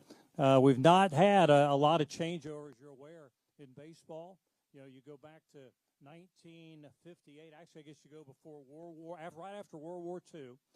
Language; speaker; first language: English; native; English